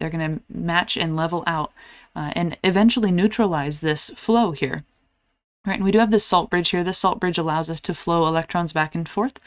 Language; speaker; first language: English; native; English